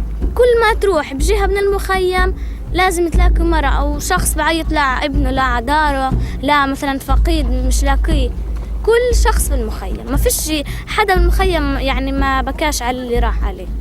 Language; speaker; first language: Arabic; native; Arabic